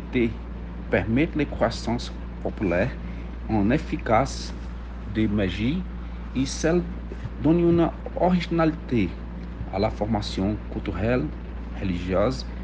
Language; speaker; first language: French; non-native, learner; Portuguese